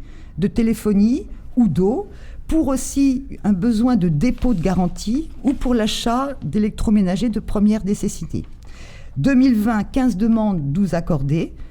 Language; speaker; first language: French; native; French